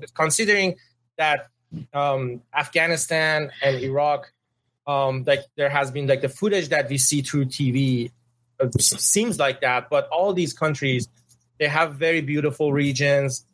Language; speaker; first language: English; non-native, fluent; Persian